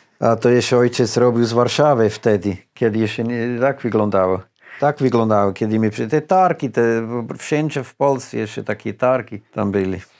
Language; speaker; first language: Polish; non-native, fluent; German